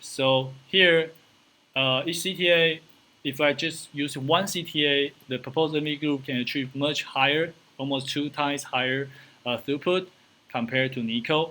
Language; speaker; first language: English; non-native, fluent; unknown